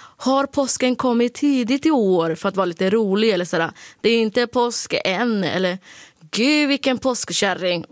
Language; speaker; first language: Swedish; early bilingual, other home language; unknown